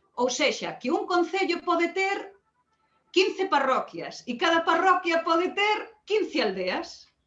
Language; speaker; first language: Galician; native; Galician